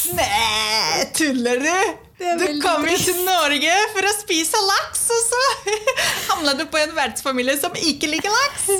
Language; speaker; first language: Norwegian; non-native, fluent; Portuguese